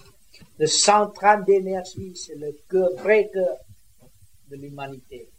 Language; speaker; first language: French; non-native, learner; Vietnamese